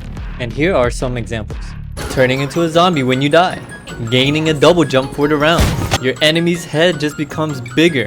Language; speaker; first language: English; native; English